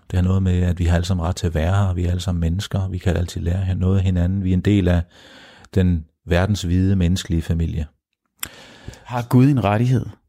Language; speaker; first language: Danish; early bilingual, heritage; Danish